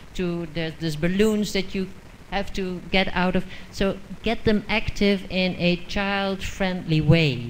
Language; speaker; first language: English; non-native, fluent; Dutch